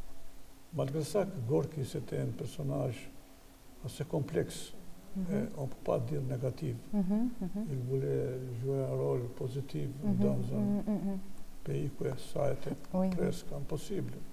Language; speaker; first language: French; non-native, fluent; Albanian